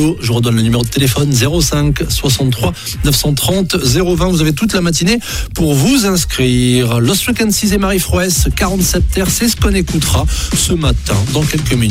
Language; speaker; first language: French; native; French